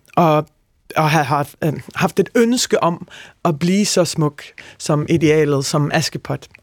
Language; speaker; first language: Danish; early bilingual, heritage; Norwegian